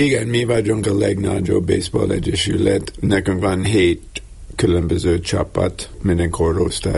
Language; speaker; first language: Hungarian; non-native, learner; English